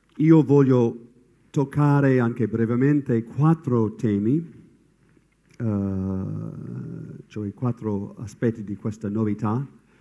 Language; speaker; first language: Italian; non-native, fluent; English